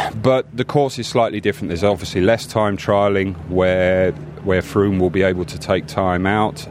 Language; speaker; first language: English; native; English